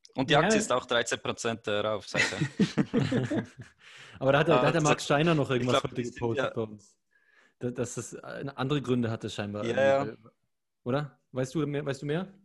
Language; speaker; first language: German; native; German